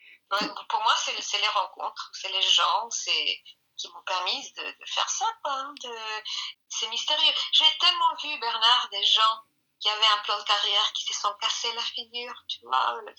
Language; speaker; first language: French; non-native, fluent; Spanish